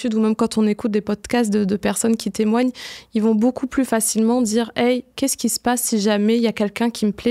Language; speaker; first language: French; native; French